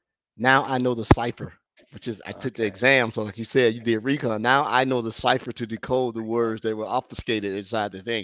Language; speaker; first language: English; native; English